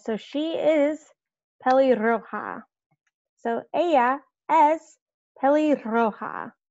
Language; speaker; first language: Spanish; non-native, fluent; English